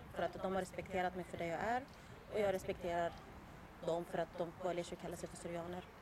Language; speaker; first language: Swedish; early bilingual, other home language; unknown